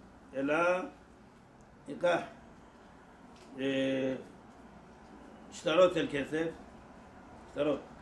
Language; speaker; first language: Hebrew; non-native, fluent; Persian